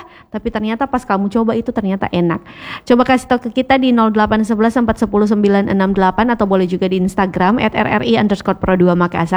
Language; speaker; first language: Indonesian; native; Indonesian